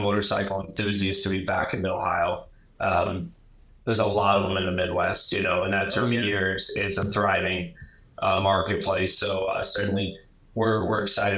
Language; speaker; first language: English; native; English